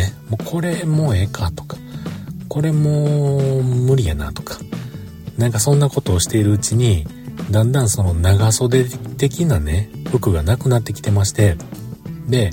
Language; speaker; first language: Japanese; native; Japanese